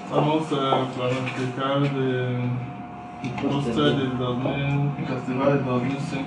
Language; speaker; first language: Spanish; non-native, learner; Chinese